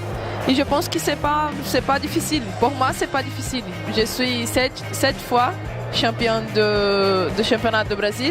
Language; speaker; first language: French; non-native, learner; Portuguese